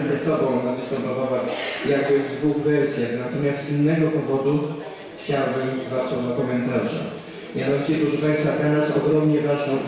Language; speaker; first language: Polish; native; Polish